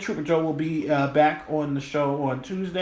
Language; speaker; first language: English; native; English